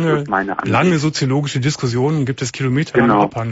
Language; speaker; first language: German; native; German